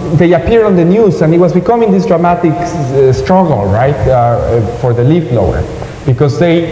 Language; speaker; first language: English; non-native, fluent; Spanish